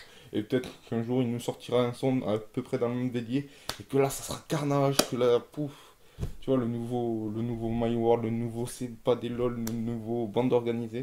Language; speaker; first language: French; native; French